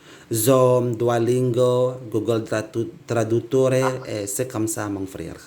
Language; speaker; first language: French; non-native, learner; Indonesian